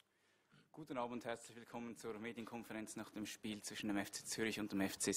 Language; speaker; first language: German; native; German